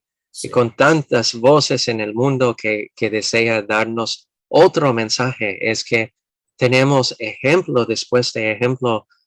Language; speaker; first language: Spanish; non-native, fluent; English